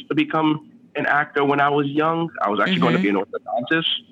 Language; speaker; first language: English; early bilingual, other home language; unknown